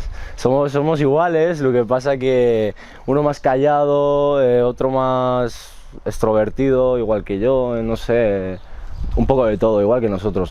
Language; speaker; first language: Spanish; early bilingual, other home language; Arabic